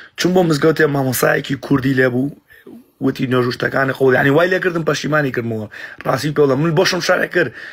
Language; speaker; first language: Central Kurdish; early bilingual, heritage; Central Kurdish